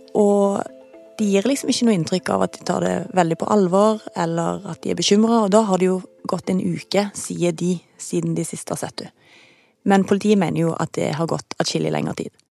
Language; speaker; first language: Norwegian; native; Norwegian